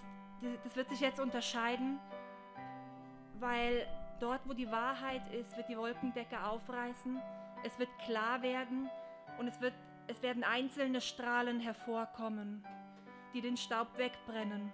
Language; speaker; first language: German; native; German